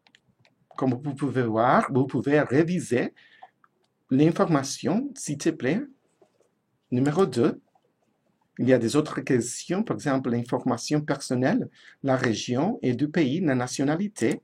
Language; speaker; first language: French; non-native, fluent; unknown